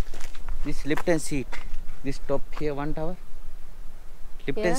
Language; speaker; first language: English; non-native, learner; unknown